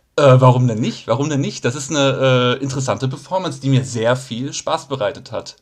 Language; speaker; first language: German; native; German